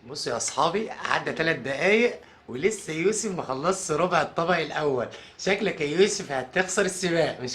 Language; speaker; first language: Arabic; native; Arabic